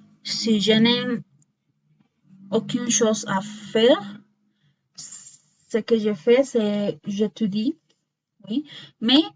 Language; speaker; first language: French; non-native, learner; Spanish